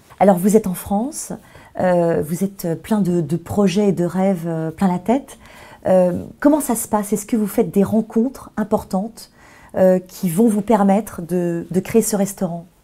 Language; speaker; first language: French; native; French